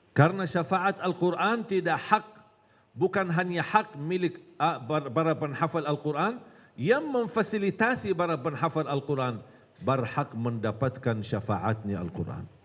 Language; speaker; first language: Malay; non-native, fluent; Arabic